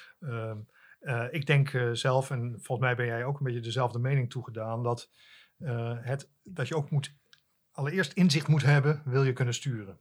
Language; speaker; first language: Dutch; native; Dutch